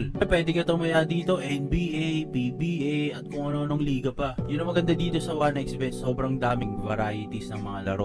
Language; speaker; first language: Filipino; native; Filipino